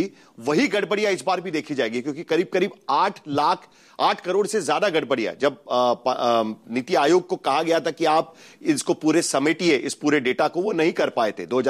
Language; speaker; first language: Hindi; non-native, local second language; Marathi